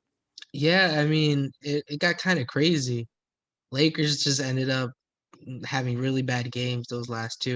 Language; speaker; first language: English; native; English